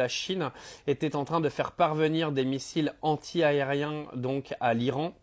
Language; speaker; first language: French; native; French